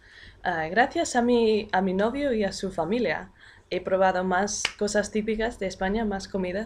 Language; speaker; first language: Spanish; non-native, fluent; English